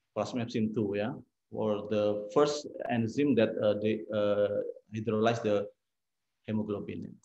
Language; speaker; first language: English; non-native, learner; Indonesian